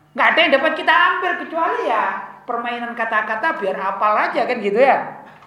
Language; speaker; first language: Indonesian; non-native, local second language; Javanese